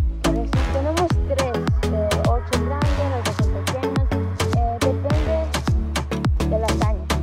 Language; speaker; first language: Spanish; early bilingual, heritage; Spanish